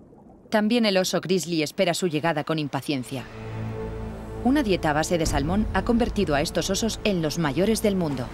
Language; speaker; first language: Spanish; native; Spanish